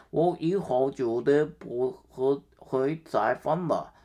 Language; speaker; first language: Chinese; non-native, learner; Japanese